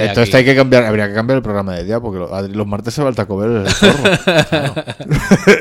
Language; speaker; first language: Spanish; native; Spanish